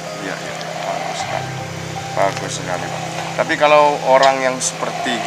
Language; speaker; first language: Indonesian; native; Indonesian